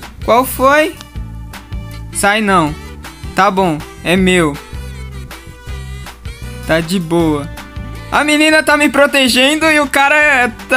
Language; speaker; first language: Portuguese; native; Portuguese